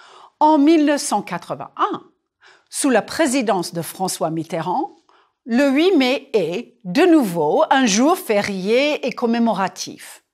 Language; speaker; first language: French; non-native, fluent; English